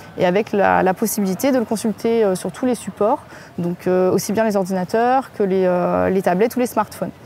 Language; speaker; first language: French; native; French